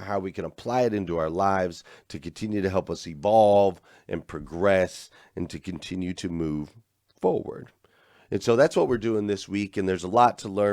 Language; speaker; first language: English; native; English